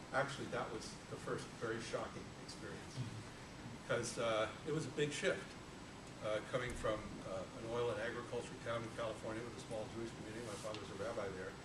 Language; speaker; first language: English; native; English